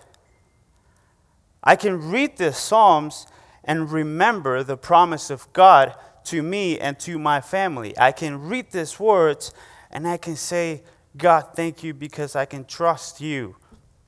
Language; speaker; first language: English; non-native, fluent; Spanish